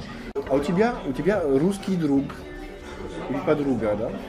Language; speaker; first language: Russian; non-native, fluent; French